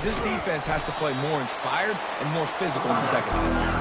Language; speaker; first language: English; native; English